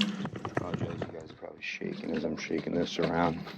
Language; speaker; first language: English; native; English